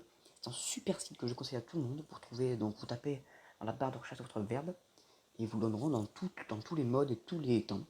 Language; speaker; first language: French; native; French